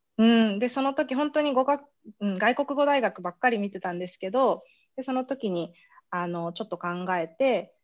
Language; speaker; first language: Japanese; native; Japanese